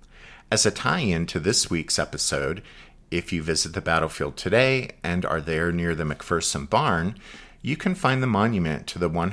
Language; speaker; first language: English; native; English